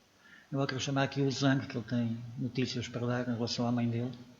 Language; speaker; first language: Portuguese; native; Portuguese